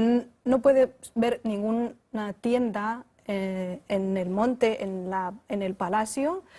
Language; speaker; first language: Spanish; non-native, fluent; Chinese